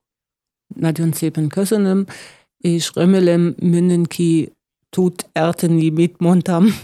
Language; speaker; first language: Hungarian; non-native, learner; German